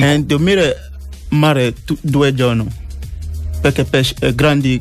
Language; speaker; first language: Italian; non-native, learner; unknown